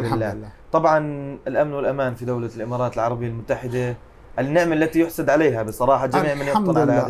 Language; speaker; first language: Arabic; native; Arabic